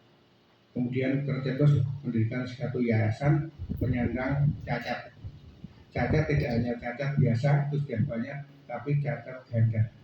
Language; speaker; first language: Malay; non-native, local second language; Javanese